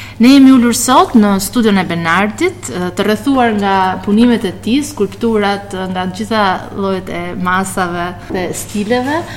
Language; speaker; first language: Albanian; native; Albanian